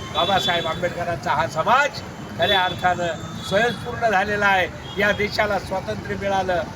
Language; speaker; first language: Marathi; native; Marathi